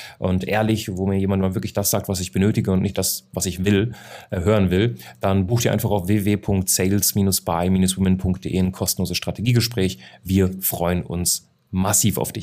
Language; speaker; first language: German; native; German